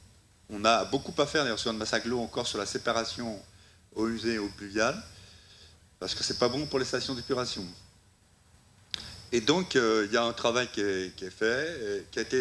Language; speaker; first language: French; native; French